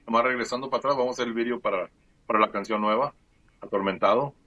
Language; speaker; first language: Spanish; early bilingual, heritage; Spanish